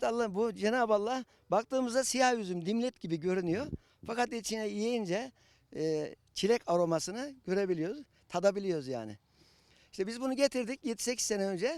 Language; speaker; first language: Turkish; native; Turkish